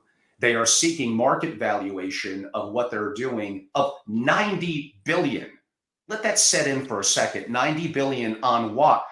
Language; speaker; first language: English; native; English